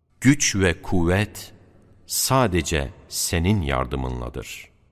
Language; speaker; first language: Turkish; native; Turkish